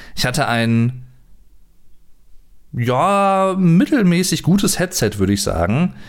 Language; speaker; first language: German; native; German